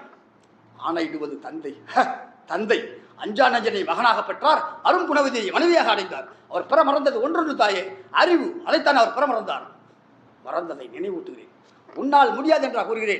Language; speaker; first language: Tamil; native; Tamil